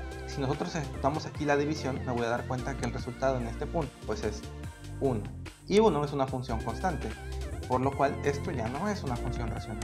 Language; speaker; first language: Spanish; native; Spanish